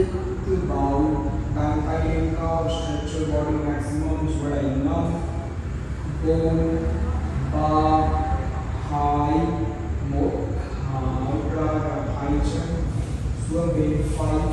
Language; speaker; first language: Vietnamese; non-native, learner; Hindi